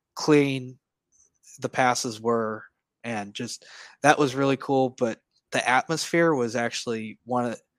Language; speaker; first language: English; native; English